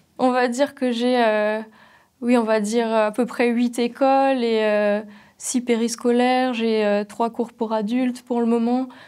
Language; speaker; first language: French; non-native, local second language; Swiss German